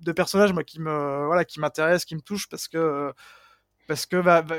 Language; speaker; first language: French; native; French